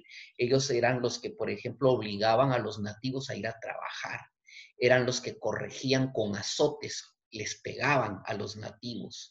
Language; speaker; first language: Spanish; native; Spanish